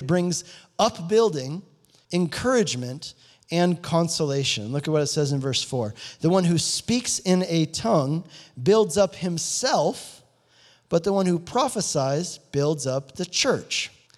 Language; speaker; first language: English; native; English